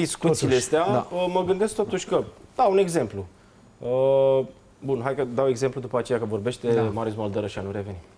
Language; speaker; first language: Romanian; native; Romanian